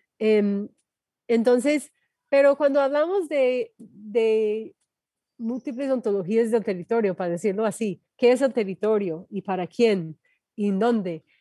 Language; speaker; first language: Spanish; non-native, fluent; English